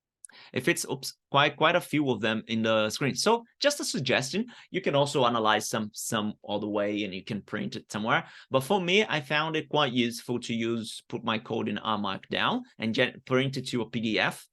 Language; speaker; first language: English; non-native, fluent; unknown